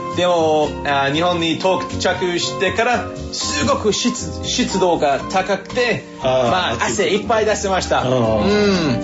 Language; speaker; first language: Japanese; non-native, fluent; English